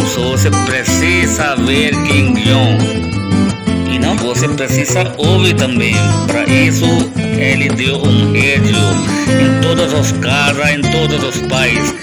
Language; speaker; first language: Portuguese; non-native, learner; Hindi